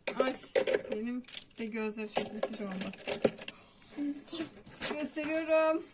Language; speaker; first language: Turkish; native; Turkish